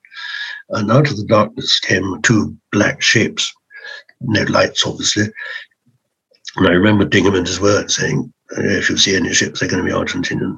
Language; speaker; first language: English; native; English